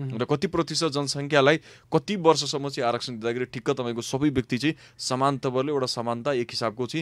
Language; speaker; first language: Nepali; non-native, local second language; Maithili